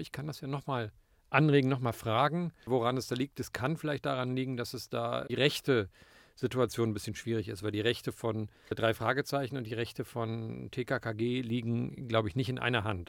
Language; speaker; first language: German; native; German